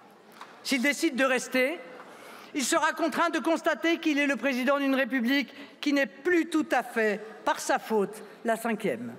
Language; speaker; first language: French; native; French